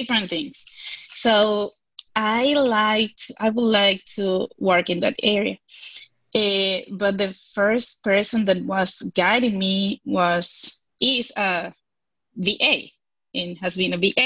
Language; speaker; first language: English; non-native, fluent; Spanish